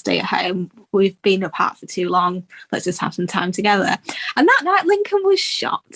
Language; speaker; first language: English; native; English